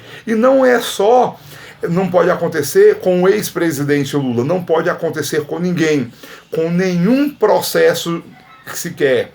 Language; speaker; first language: Portuguese; native; Portuguese